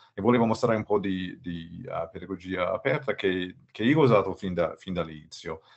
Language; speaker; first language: Italian; non-native, learner; English